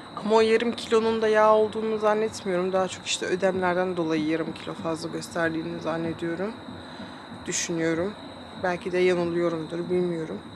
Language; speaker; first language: Turkish; early bilingual, heritage; Turkish